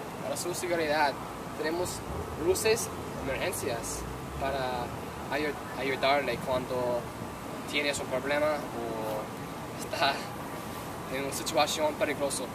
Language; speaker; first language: Spanish; non-native, learner; English